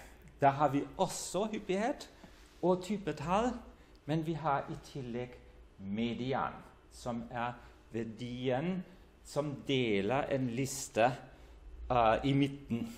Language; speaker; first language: Norwegian; non-native, fluent; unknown